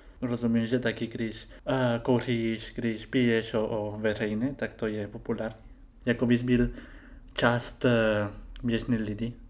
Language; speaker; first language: Czech; non-native, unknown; Spanish